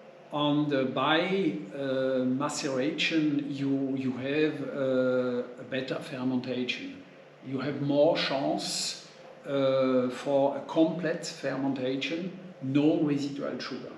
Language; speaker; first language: English; non-native, learner; French